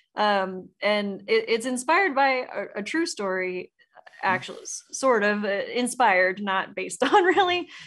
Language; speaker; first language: English; native; English